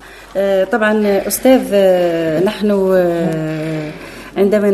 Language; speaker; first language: Arabic; native; Arabic